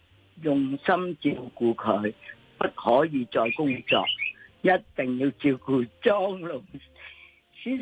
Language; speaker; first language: Cantonese; native; Cantonese